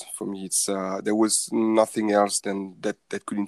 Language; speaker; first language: English; non-native, fluent; French